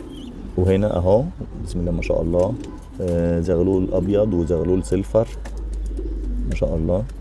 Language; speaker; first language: Arabic; native; Arabic